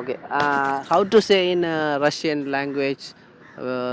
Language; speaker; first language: English; non-native, local second language; Tamil